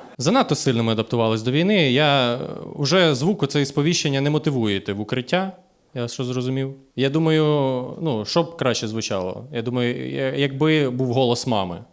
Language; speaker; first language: Ukrainian; native; Ukrainian